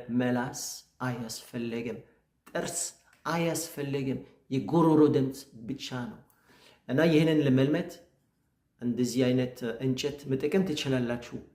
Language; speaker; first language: Amharic; non-native, fluent; French